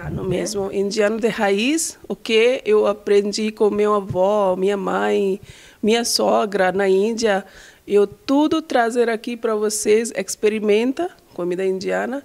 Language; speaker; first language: Portuguese; non-native, learner; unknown